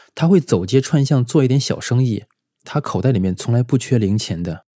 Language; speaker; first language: Chinese; native; Chinese